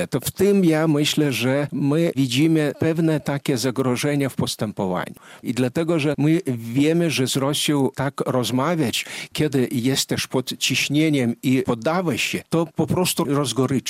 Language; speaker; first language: Polish; non-native, fluent; Lithuanian